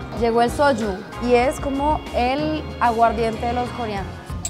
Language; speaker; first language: Spanish; native; Spanish